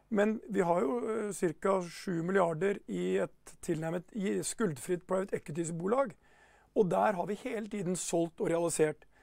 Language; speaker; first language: Norwegian; native; Norwegian